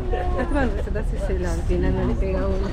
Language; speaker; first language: Spanish; native; Spanish